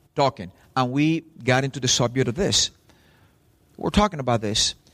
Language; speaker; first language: English; non-native, fluent; Spanish